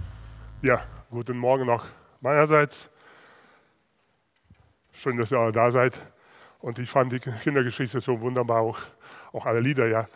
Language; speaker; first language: German; non-native, fluent; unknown